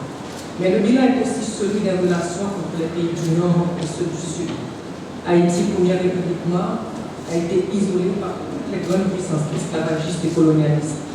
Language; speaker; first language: French; non-native, local second language; Haitian Creole